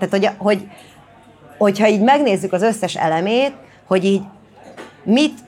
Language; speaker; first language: Hungarian; native; Hungarian